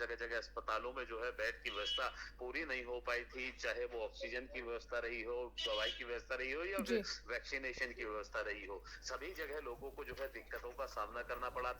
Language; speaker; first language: Hindi; native; Hindi